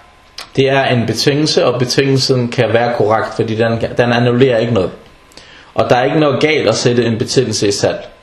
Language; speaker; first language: Danish; non-native, fluent; Arabic